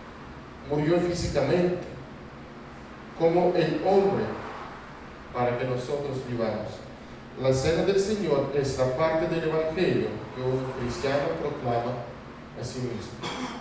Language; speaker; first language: Spanish; non-native, fluent; Russian